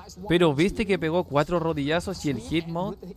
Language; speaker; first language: Spanish; native; Spanish